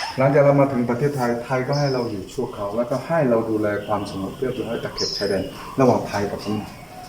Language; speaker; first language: Thai; non-native, local second language; Chinese